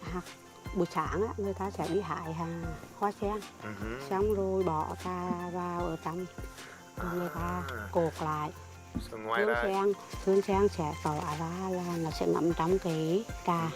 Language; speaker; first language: Vietnamese; native; Vietnamese